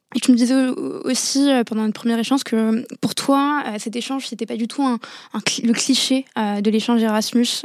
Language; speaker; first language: French; non-native, local second language; Arabic